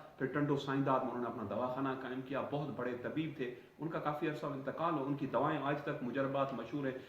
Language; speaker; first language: Urdu; non-native, local second language; Sindhi